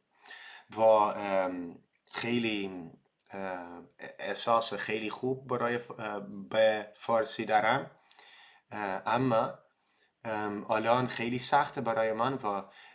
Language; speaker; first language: Persian; non-native, learner; Dutch